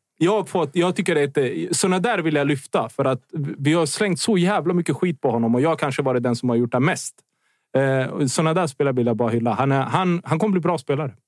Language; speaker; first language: Swedish; early bilingual, other home language; Bosnian